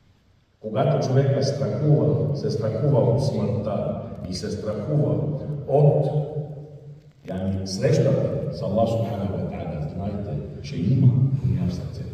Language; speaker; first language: Bulgarian; non-native, fluent; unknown